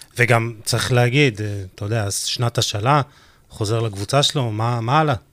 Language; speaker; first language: Hebrew; native; Hebrew